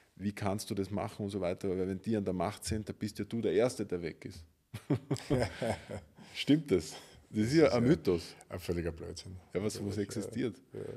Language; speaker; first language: German; native; German